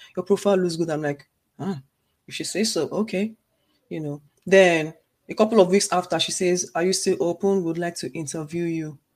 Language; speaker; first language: English; non-native, local second language; Igbo